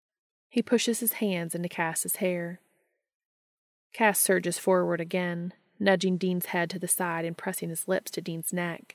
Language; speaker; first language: English; native; English